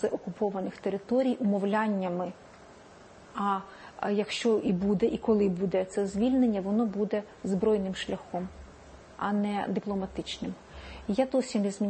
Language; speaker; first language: Ukrainian; native; Ukrainian